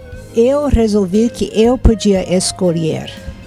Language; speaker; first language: Portuguese; non-native, fluent; English